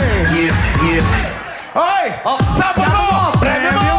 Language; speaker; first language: Filipino; native; Filipino